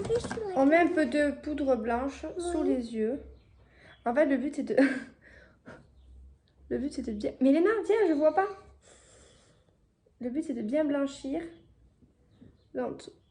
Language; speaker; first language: French; native; French